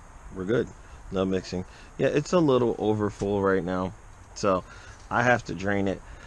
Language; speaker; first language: English; native; English